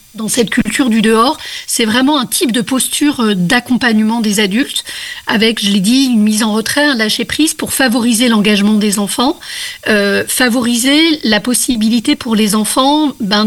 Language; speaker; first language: French; native; French